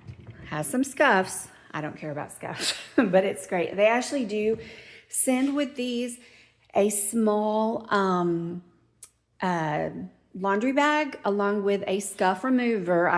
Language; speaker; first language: English; native; English